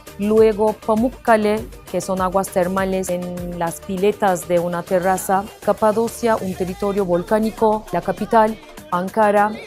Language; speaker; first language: Spanish; non-native, fluent; Turkish